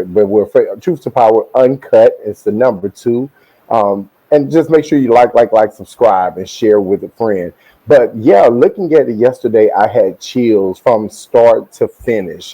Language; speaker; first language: English; native; English